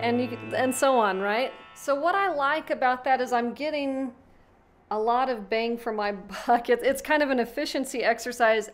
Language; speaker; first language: English; native; English